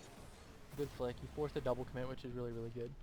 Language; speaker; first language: English; native; English